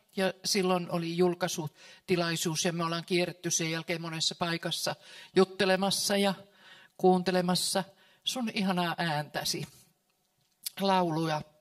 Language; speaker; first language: Finnish; native; Finnish